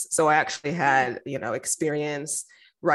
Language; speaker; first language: English; native; English